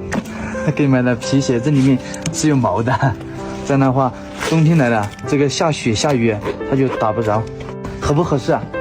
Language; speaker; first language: Chinese; native; Chinese